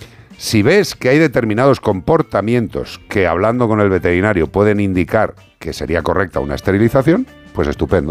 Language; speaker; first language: Spanish; native; Spanish